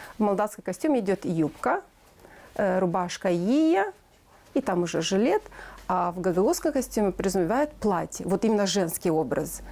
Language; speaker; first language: Russian; non-native, local second language; Romanian